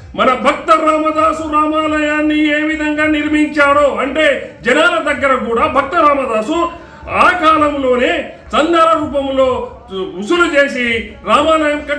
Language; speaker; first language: Telugu; non-native, local second language; Lambadi